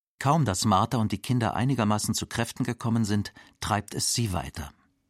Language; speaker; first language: German; native; German